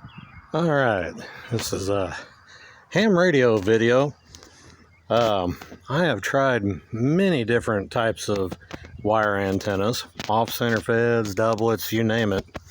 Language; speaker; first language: English; native; English